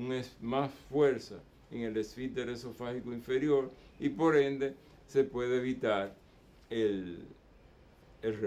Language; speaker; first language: Spanish; native; Spanish